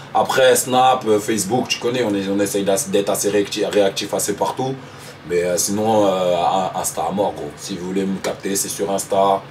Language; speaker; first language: French; early bilingual, other home language; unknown